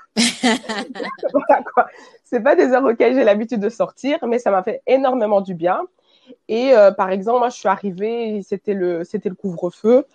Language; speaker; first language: French; native; French